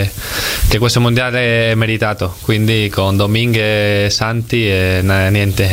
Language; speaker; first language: Italian; non-native, fluent; Spanish